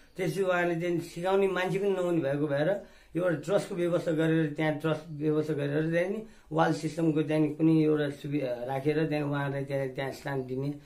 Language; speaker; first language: Nepali; non-native, local second language; Newari